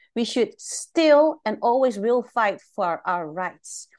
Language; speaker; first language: English; non-native, fluent; Dutch